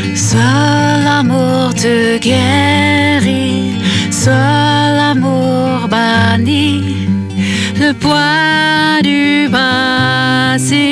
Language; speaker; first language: English; non-native, fluent; Czech